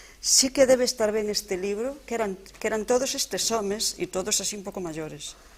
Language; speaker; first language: Galician; non-native, local second language; Spanish